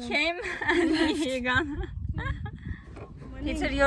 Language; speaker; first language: English; non-native, learner; Turkish